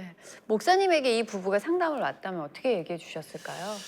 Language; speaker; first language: Korean; native; Korean